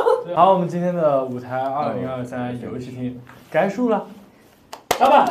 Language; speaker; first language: Chinese; native; Chinese